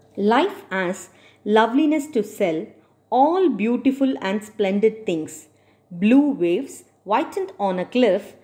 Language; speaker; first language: English; non-native, local second language; Tamil